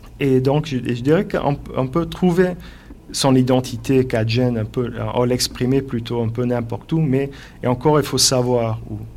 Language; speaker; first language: French; non-native, local second language; English